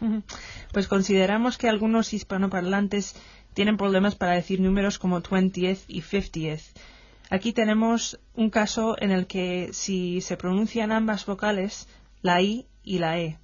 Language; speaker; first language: Spanish; non-native, fluent; English